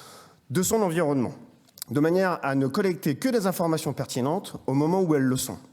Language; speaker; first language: French; native; French